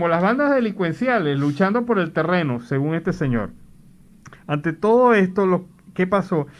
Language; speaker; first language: Spanish; native; Spanish